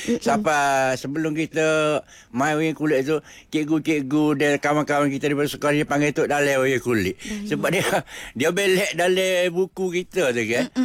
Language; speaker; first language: Malay; non-native, local second language; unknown